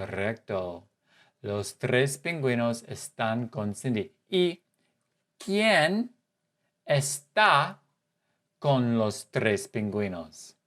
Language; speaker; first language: Spanish; non-native, fluent; English